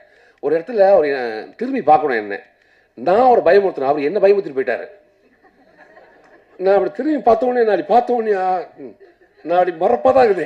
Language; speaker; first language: Tamil; native; Tamil